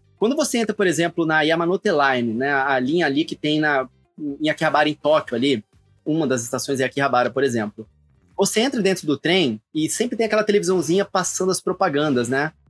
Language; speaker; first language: Portuguese; native; Portuguese